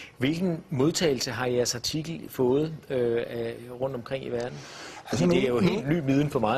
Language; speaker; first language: Danish; native; Danish